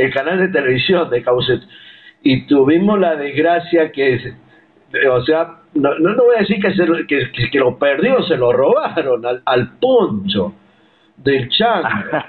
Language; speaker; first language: Spanish; native; Spanish